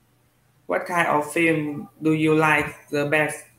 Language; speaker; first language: English; non-native, learner; Vietnamese